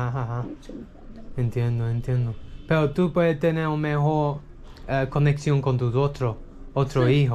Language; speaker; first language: Spanish; non-native, learner; English